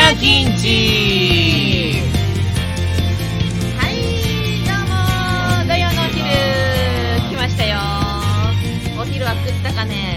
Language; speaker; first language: Japanese; native; Japanese